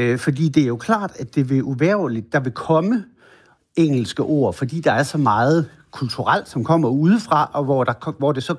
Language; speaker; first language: Danish; native; Danish